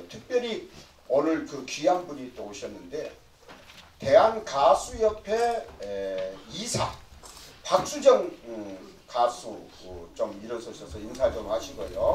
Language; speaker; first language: Korean; native; Korean